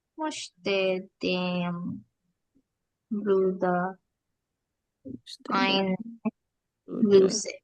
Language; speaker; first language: German; non-native, fluent; Filipino